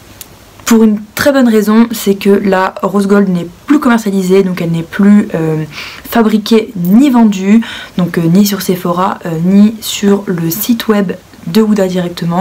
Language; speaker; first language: French; native; French